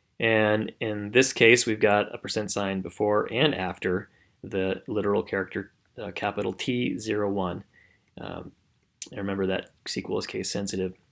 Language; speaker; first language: English; native; English